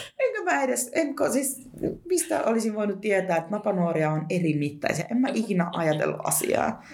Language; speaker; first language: Finnish; early bilingual, other home language; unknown